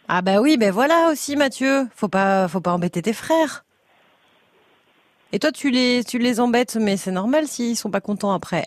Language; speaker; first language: French; native; French